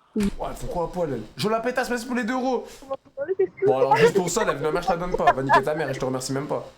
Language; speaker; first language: French; native; French